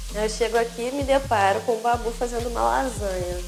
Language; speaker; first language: Portuguese; native; Portuguese